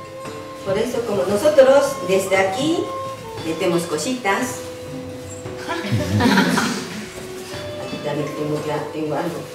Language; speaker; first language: Spanish; non-native, learner; Japanese